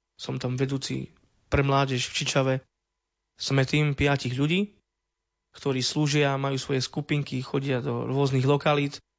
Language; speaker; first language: Slovak; native; Slovak